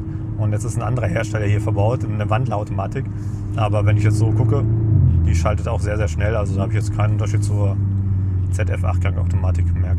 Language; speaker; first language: German; native; German